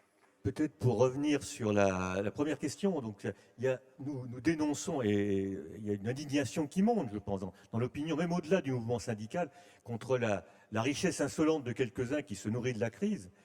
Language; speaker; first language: French; native; French